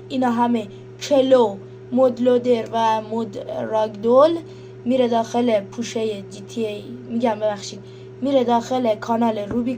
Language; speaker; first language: Persian; native; Persian